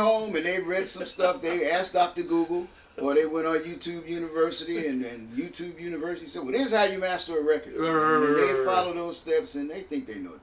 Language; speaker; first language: English; native; English